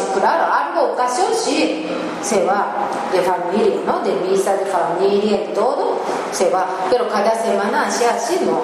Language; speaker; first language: Spanish; non-native, learner; Japanese